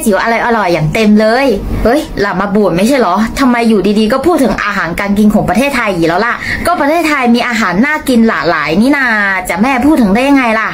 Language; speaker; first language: Thai; non-native, fluent; Chinese